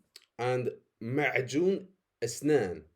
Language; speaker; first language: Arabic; non-native, fluent; English